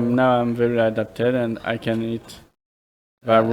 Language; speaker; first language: English; non-native, fluent; French